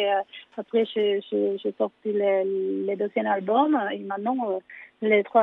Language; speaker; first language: French; non-native, learner; Spanish